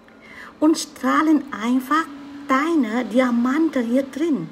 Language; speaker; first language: German; non-native, learner; Vietnamese